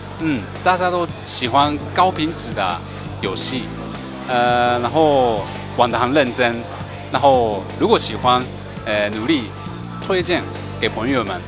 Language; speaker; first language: Chinese; non-native, fluent; Japanese